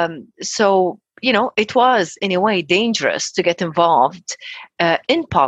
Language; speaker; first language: English; non-native, fluent; Arabic